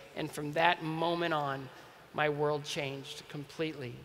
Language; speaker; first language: English; native; English